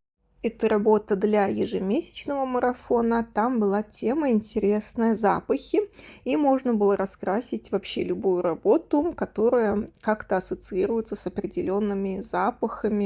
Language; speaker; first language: Russian; native; Russian